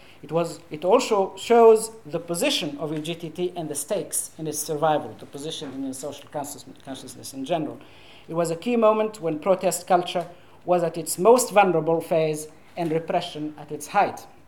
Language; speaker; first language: English; non-native, fluent; Arabic